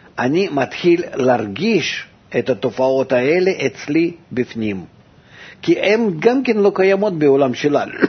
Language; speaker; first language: Hebrew; non-native, fluent; Russian